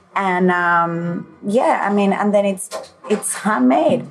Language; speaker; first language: English; early bilingual, other home language; Spanish